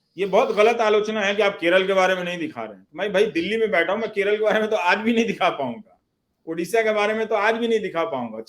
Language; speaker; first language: Hindi; non-native, local second language; Bhojpuri